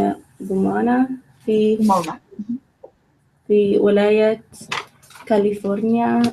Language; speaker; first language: Arabic; non-native, learner; English